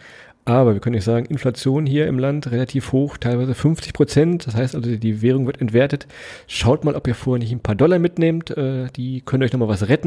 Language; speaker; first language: German; native; German